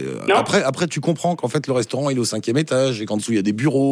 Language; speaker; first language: French; native; French